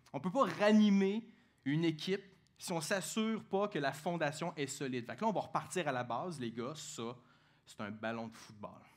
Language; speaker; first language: French; native; French